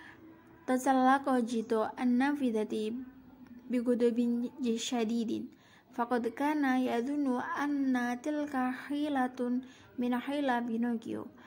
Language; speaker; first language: Arabic; non-native, learner; Indonesian